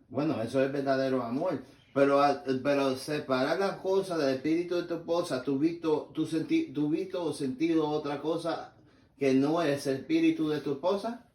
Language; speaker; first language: Spanish; early bilingual, heritage; English